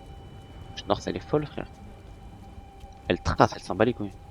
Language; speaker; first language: French; native; French